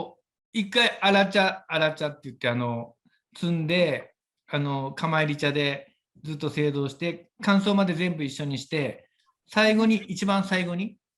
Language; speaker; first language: Japanese; native; Japanese